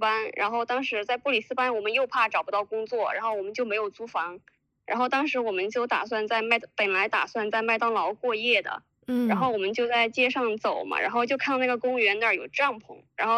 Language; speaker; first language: Chinese; native; Chinese